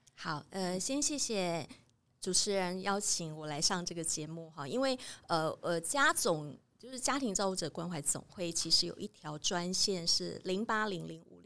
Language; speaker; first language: Chinese; native; Chinese